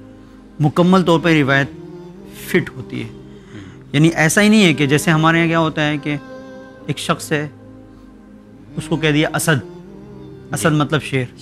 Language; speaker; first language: Urdu; native; Urdu